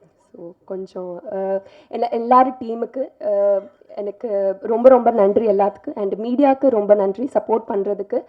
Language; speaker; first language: Tamil; non-native, local second language; Telugu